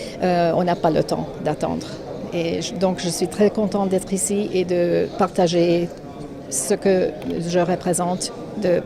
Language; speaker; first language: French; non-native, fluent; English